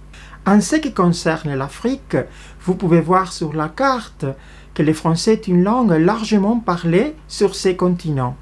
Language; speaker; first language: French; non-native, fluent; Spanish